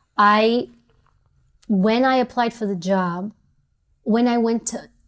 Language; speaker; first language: English; native; English